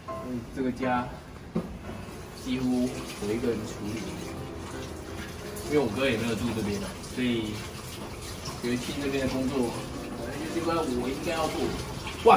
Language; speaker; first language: Chinese; native; Chinese